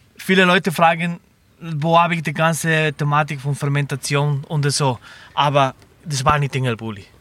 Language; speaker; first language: German; non-native, learner; Spanish